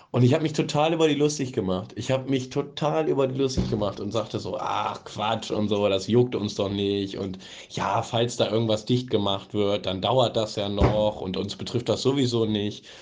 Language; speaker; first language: German; native; German